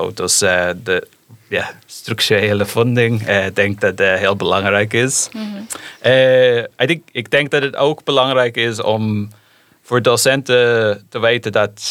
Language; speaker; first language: Dutch; non-native, fluent; English